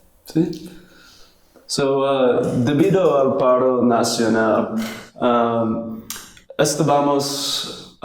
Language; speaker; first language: Spanish; non-native, learner; English